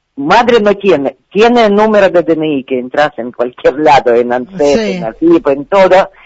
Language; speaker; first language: Spanish; non-native, learner; Ukrainian